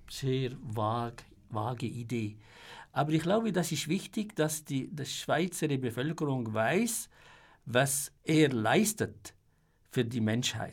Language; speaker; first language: German; non-native, fluent; Arabic